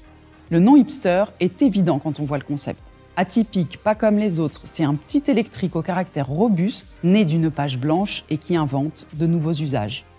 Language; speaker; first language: French; native; French